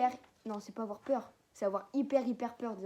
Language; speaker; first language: French; native; French